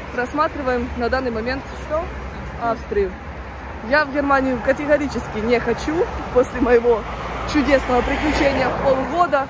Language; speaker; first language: Russian; native; Russian